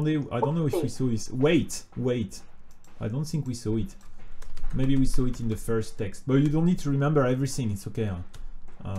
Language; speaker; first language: English; non-native, fluent; French